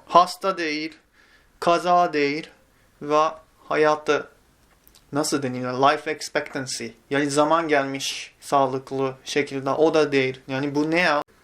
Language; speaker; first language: Turkish; non-native, fluent; Japanese